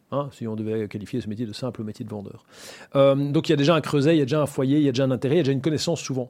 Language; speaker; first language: French; native; French